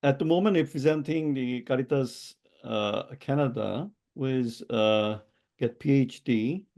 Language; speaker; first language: English; non-native, learner; Korean